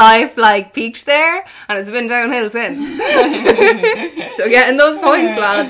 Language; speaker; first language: English; non-native, local second language; Irish